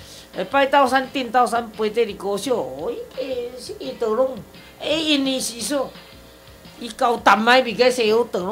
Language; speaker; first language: Filipino; non-native, learner; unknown